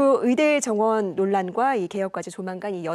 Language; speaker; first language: Korean; native; Korean